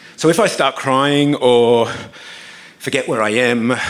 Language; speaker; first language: English; native; English